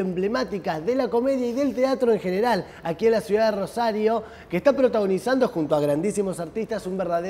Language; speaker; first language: Spanish; native; Spanish